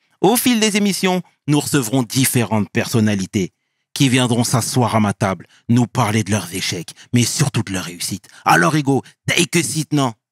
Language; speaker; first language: French; native; French